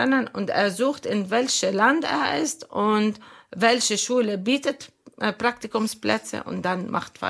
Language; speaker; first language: German; non-native, fluent; Arabic